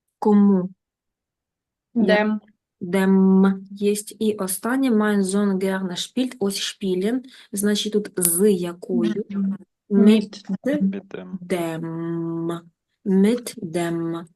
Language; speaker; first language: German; non-native, fluent; Ukrainian